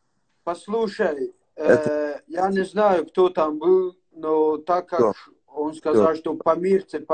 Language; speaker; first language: Russian; native; Russian